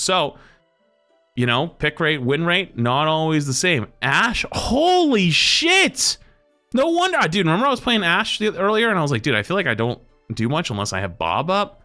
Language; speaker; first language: English; native; English